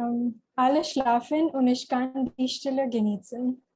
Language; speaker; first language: German; non-native, learner; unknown